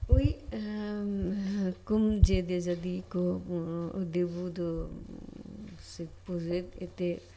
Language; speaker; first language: French; non-native, learner; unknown